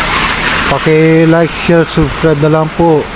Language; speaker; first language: Filipino; native; Filipino